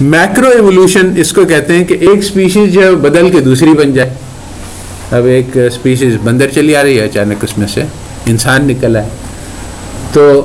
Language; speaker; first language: Urdu; native; Urdu